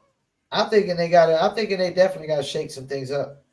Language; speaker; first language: English; native; English